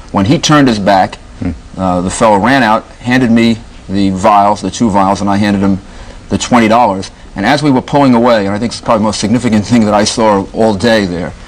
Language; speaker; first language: English; native; English